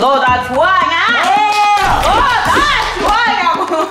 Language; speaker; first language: Korean; early bilingual, other home language; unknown